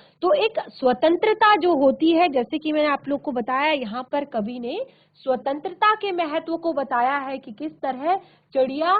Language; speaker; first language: Hindi; native; Hindi